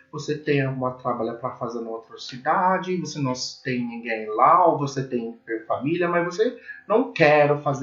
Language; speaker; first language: Portuguese; non-native, learner; English